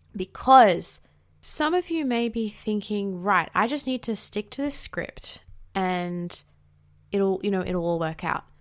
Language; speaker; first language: English; native; English